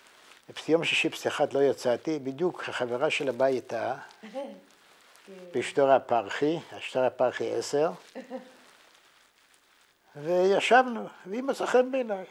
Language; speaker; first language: Hebrew; non-native, fluent; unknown